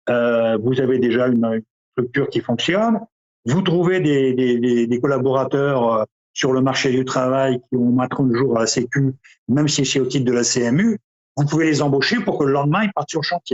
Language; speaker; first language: French; native; French